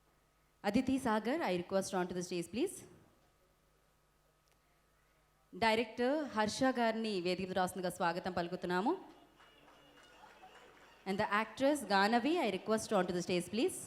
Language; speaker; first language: Telugu; native; Telugu